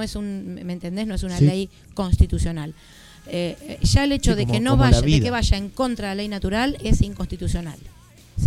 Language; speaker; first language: Spanish; native; Spanish